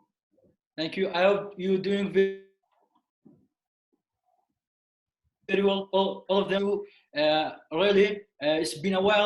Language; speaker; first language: English; non-native, learner; Kurdish